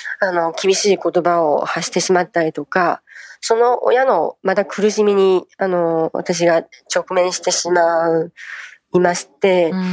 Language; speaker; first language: Japanese; non-native, fluent; Chinese